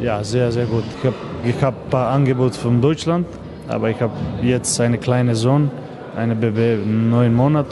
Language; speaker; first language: German; non-native, learner; Macedonian